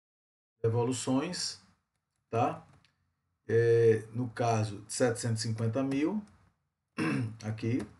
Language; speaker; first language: Portuguese; native; Portuguese